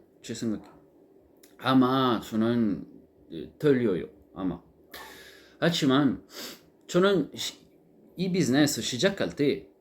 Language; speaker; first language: Korean; non-native, learner; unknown